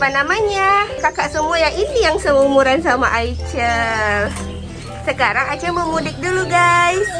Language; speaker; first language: Indonesian; native; Indonesian